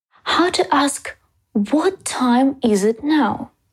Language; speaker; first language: English; non-native, fluent; Ukrainian